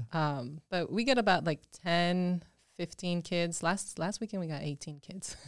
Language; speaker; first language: English; early bilingual, other home language; Spanish